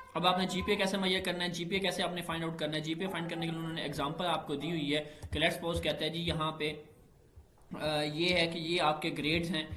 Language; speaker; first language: Urdu; native; Urdu